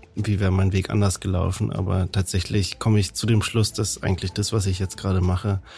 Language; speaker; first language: German; native; German